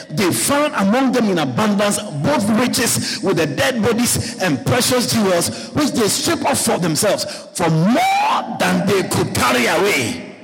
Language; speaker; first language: English; non-native, local second language; Akan